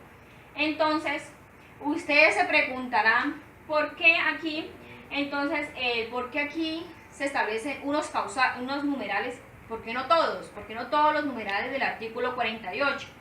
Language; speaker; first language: Spanish; native; Spanish